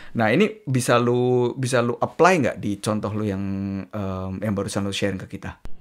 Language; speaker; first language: Indonesian; native; Indonesian